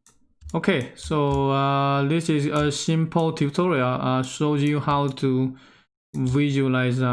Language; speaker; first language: English; non-native, fluent; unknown